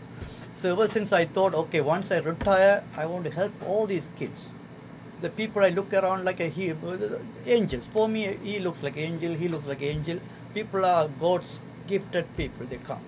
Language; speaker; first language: English; non-native, local second language; Tamil